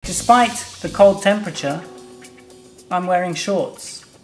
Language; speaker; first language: English; native; English